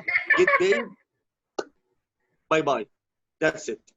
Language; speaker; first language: English; non-native, learner; Arabic